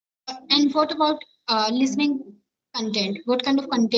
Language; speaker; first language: English; non-native, learner; Hindi